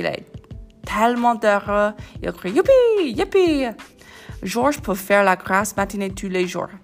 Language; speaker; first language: French; non-native, learner; English